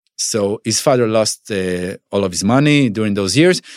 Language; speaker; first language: English; non-native, fluent; Hebrew